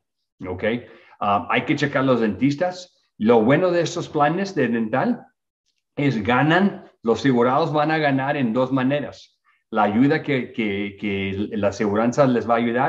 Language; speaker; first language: Spanish; early bilingual, other home language; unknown